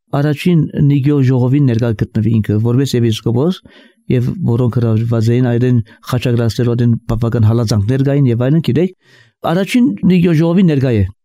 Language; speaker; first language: Armenian; early bilingual, heritage; Armenian